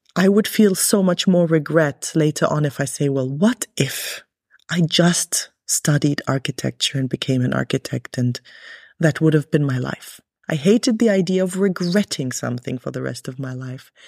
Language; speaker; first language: English; early bilingual, other home language; Arabic